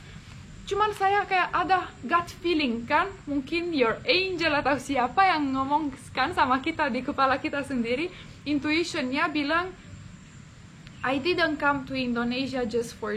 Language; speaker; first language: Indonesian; non-native, fluent; Romanian